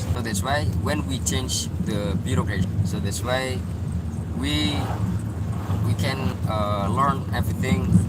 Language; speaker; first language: English; non-native, learner; Indonesian